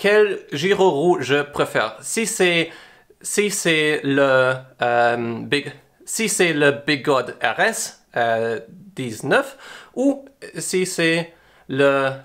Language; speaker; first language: French; non-native, learner; English